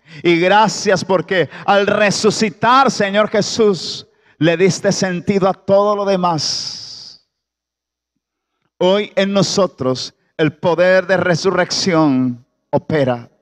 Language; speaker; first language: Spanish; native; Spanish